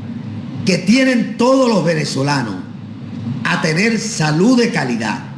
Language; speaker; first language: Spanish; native; Spanish